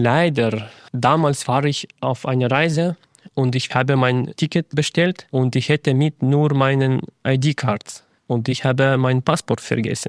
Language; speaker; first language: German; non-native, fluent; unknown